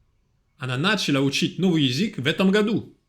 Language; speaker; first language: Russian; non-native, fluent; French